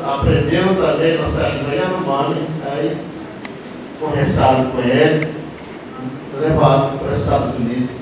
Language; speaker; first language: Portuguese; non-native, local second language; Yanomámi